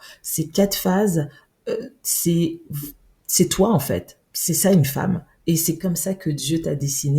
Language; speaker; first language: French; native; French